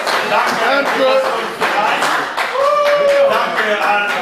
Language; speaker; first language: German; non-native, learner; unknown